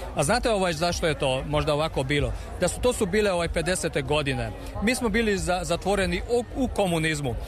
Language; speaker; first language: Serbian; non-native, fluent; Hungarian